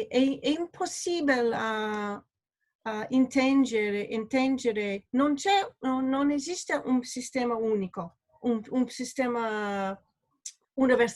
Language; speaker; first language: Italian; non-native, learner; English